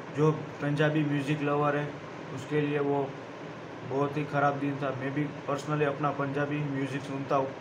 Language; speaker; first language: Hindi; non-native, local second language; Gujarati